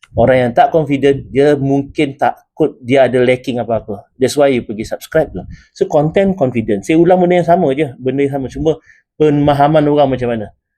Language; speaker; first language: Malay; native; Malay